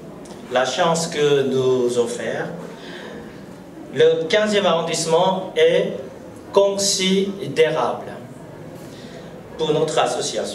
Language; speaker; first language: French; non-native, fluent; Korean